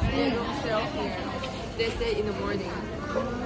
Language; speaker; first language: English; non-native, learner; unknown